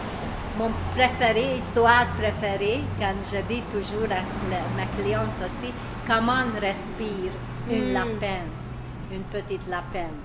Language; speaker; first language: French; non-native, learner; Hungarian